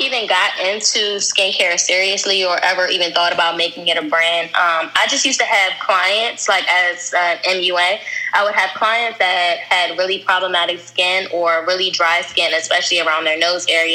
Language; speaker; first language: English; native; English